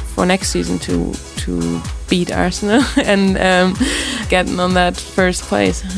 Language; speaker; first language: English; non-native, fluent; German